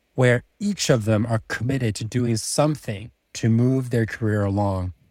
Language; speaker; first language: English; early bilingual, other home language; Czech